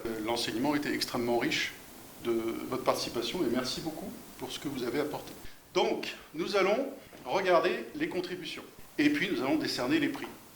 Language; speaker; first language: French; native; French